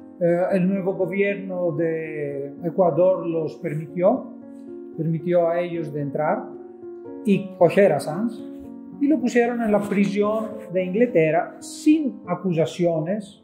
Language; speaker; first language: Spanish; non-native, fluent; Greek